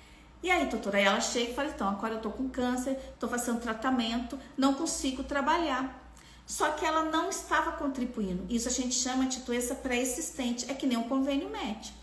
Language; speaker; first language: Portuguese; native; Portuguese